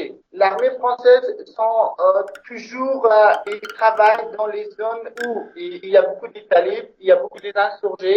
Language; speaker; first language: French; non-native, local second language; Persian